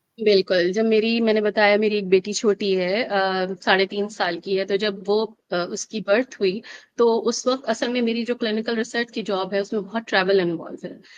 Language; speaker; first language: Urdu; native; Urdu